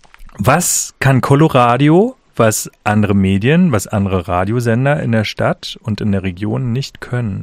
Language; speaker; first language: German; native; German